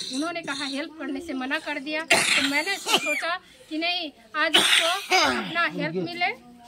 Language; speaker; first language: Hindi; non-native, local second language; Bangla